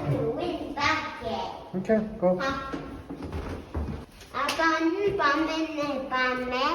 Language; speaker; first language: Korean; early bilingual, heritage; Korean